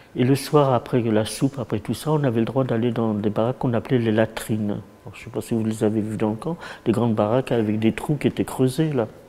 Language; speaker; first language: French; early bilingual, other home language; Yiddish